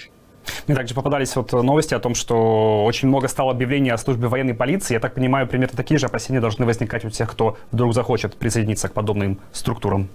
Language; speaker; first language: Russian; native; Russian